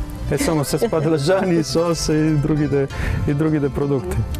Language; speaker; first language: Bulgarian; non-native, fluent; Italian